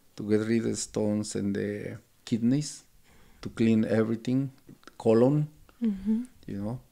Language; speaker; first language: English; non-native, learner; Spanish